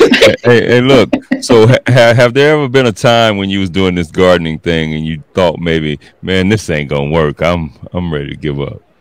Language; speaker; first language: English; native; English